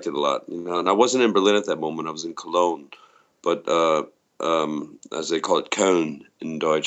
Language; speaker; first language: English; native; English